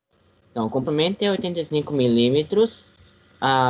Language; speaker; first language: Portuguese; native; Portuguese